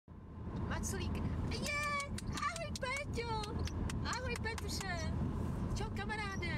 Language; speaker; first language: Czech; native; Czech